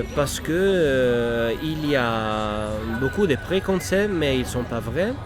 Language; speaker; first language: French; non-native, fluent; Italian